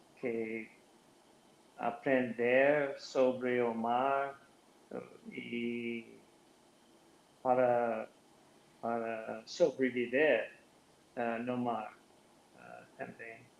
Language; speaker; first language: Portuguese; non-native, learner; English